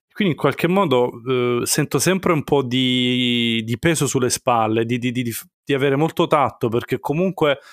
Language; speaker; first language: Italian; native; Italian